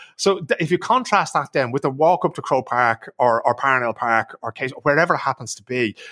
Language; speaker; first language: English; native; English